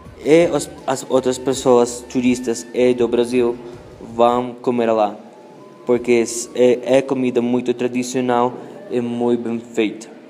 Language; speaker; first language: Portuguese; non-native, learner; Spanish